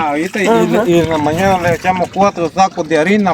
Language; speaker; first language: Spanish; native; Spanish